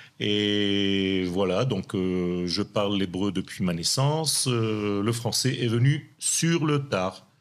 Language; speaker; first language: French; non-native, local second language; Hebrew